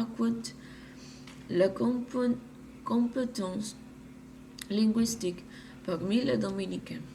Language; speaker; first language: French; non-native, learner; Spanish